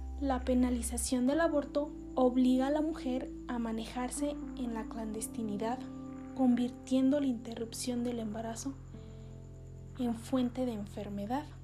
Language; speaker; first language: Spanish; native; Spanish